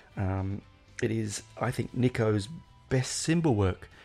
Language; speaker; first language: English; native; English